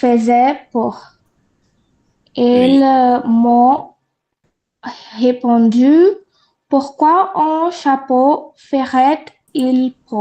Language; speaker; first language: French; non-native, learner; Portuguese